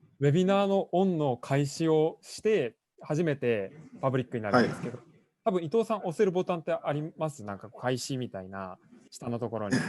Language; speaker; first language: Japanese; native; Japanese